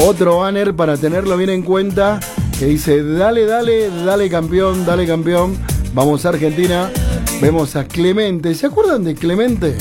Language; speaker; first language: Spanish; native; Spanish